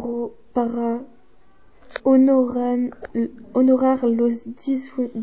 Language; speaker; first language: Spanish; non-native, learner; French